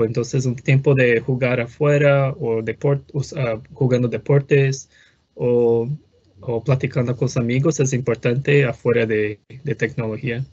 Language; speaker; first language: Spanish; non-native, fluent; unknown